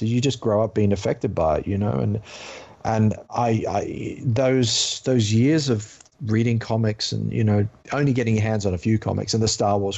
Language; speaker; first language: English; native; English